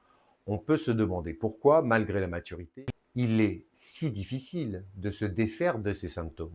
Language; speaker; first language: French; native; French